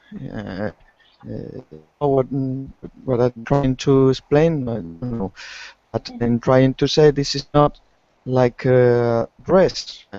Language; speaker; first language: English; non-native, learner; Spanish